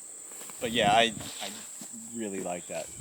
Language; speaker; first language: English; native; English